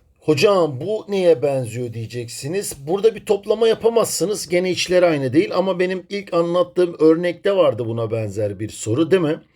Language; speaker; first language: Turkish; native; Turkish